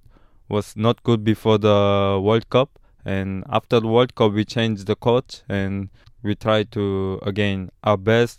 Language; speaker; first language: English; non-native, learner; Korean